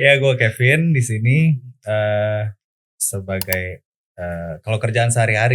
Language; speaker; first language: Indonesian; native; Indonesian